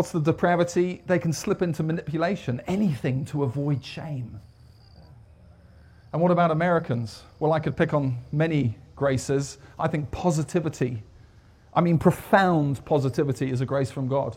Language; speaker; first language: English; native; English